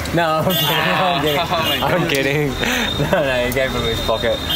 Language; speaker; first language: English; native; English